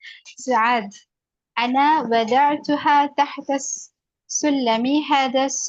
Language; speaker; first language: Arabic; non-native, learner; Bangla